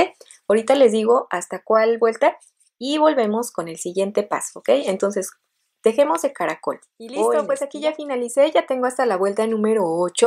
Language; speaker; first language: Spanish; native; Spanish